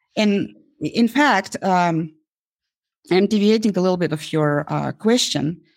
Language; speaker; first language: English; non-native, fluent; Uzbek